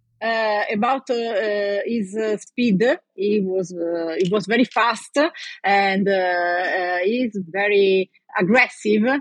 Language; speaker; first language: English; non-native, learner; Italian